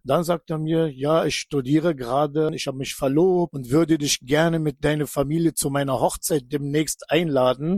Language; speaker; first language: German; non-native, fluent; Turkish